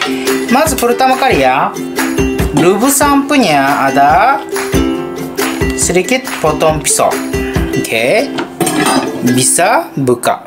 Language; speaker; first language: Indonesian; non-native, learner; Japanese